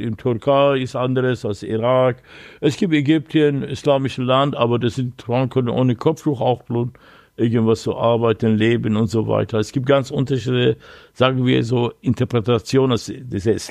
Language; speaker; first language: German; non-native, learner; Persian